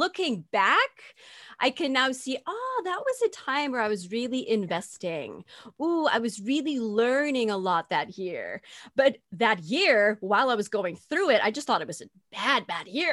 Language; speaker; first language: English; non-native, fluent; Dutch